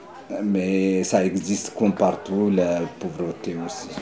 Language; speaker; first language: French; non-native, learner; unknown